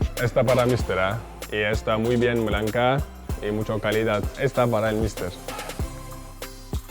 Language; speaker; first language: Spanish; non-native, learner; Turkish